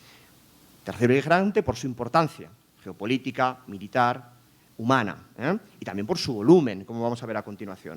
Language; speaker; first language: Spanish; native; Spanish